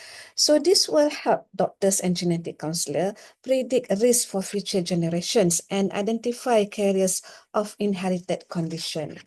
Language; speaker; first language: English; non-native, local second language; Malay